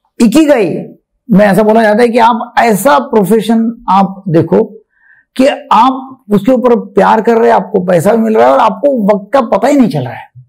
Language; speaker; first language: Hindi; non-native, local second language; Marathi